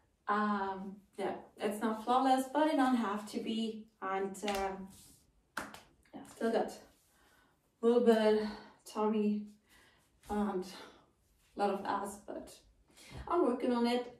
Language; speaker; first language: English; non-native, fluent; German